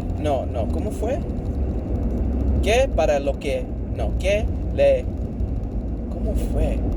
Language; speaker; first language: Spanish; early bilingual, heritage; English